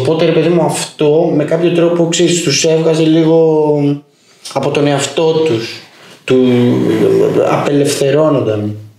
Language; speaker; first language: Greek; early bilingual, other home language; Albanian